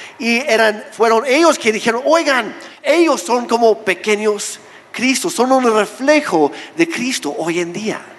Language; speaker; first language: Spanish; non-native, fluent; English